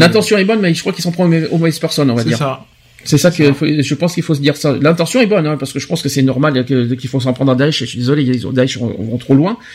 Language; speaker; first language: French; native; French